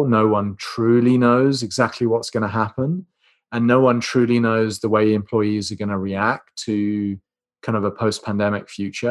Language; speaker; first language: English; native; English